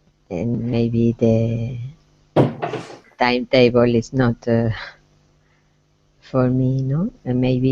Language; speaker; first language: English; non-native, learner; Spanish